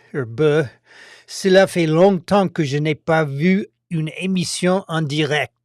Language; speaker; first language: French; non-native, fluent; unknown